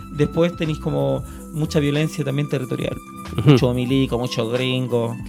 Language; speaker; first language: Spanish; native; Spanish